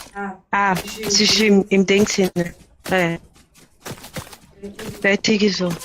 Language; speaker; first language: German; non-native, learner; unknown